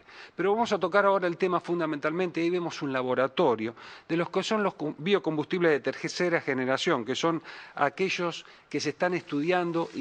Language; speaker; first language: Spanish; native; Spanish